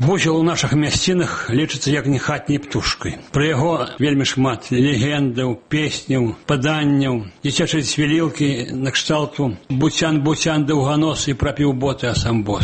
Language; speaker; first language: Belarusian; native; Belarusian